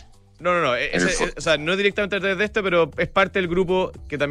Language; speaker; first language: Spanish; native; Spanish